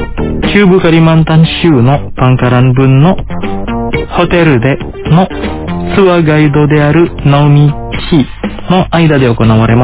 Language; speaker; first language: Japanese; non-native, fluent; Indonesian